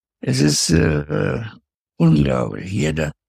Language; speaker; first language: German; non-native, fluent; Russian